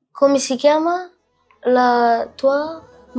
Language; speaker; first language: Italian; early bilingual, other home language; Bangla